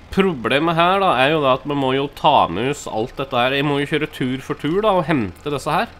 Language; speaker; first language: Norwegian; native; Norwegian